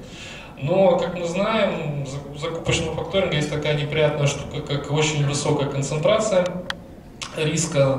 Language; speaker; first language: Russian; native; Russian